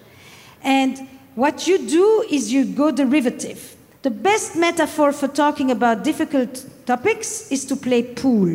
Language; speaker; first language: English; non-native, fluent; French